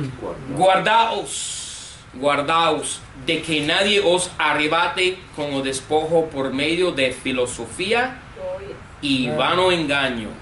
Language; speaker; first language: Spanish; non-native, fluent; English